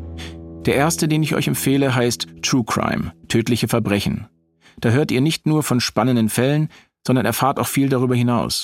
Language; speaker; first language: German; native; German